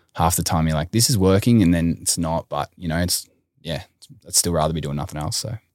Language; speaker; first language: English; native; English